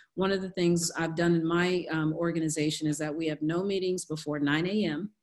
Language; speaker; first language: English; native; English